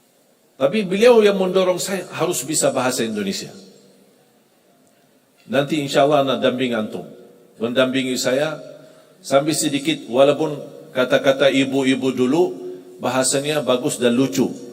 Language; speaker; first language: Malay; non-native, fluent; Arabic